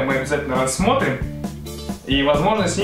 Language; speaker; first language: Russian; native; Russian